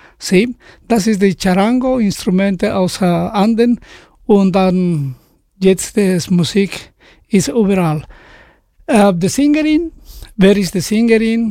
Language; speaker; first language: German; non-native, learner; Spanish